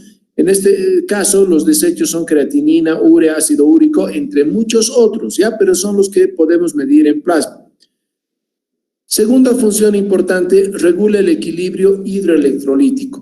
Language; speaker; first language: Spanish; native; Spanish